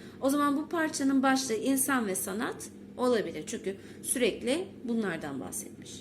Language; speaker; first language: Turkish; native; Turkish